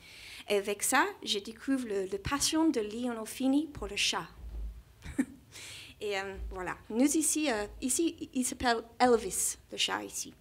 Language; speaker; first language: French; non-native, learner; English